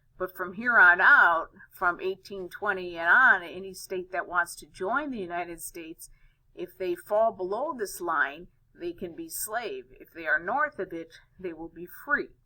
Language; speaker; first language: English; native; English